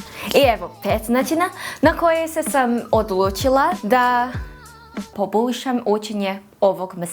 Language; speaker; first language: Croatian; non-native, learner; English